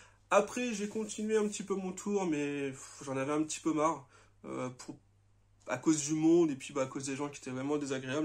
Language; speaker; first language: French; native; French